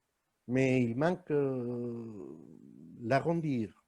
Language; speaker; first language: French; non-native, fluent; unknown